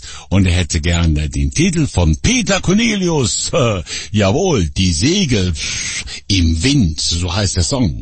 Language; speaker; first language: German; native; German